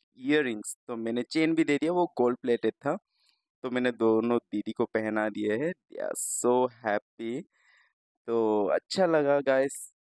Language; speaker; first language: Hindi; non-native, local second language; Bangla